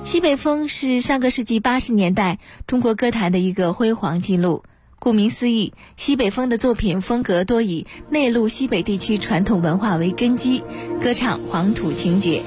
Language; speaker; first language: Chinese; native; Chinese